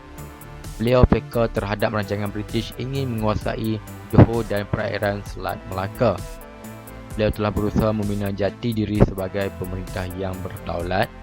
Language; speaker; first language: Malay; native; Malay